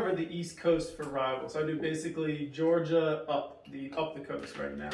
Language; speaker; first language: English; native; English